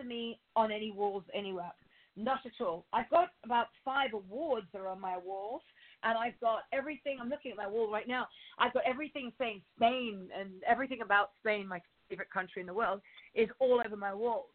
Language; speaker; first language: English; native; English